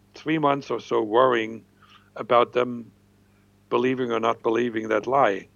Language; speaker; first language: English; non-native, fluent; German